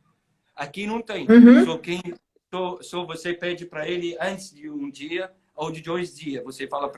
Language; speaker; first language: Portuguese; non-native, learner; Arabic